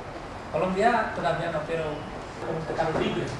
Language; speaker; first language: Spanish; non-native, learner; Indonesian